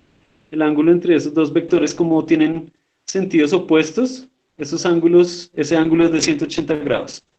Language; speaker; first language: Spanish; native; Spanish